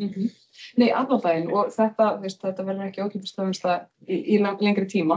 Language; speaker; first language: Icelandic; native; Icelandic